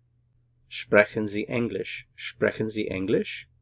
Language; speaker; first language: German; non-native, fluent; English